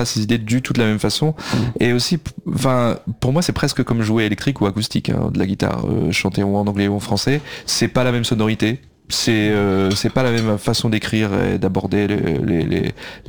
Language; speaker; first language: French; native; French